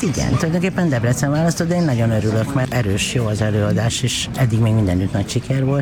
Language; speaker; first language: Hungarian; native; Hungarian